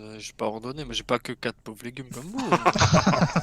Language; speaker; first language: French; native; French